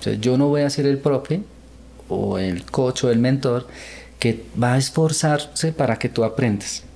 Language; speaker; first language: Spanish; early bilingual, other home language; Korean